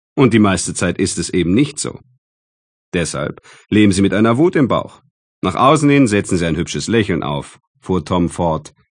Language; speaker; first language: German; native; German